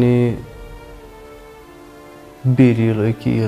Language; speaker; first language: Turkish; non-native, learner; Kurdish